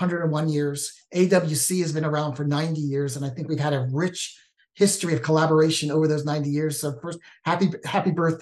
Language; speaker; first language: English; native; English